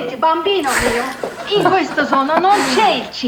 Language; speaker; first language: Italian; non-native, fluent; Turkish